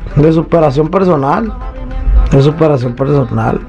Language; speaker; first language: Spanish; native; Spanish